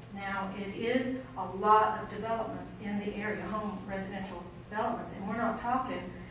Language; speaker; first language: English; native; English